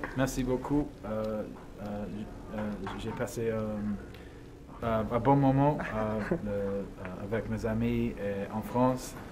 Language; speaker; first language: French; non-native, learner; English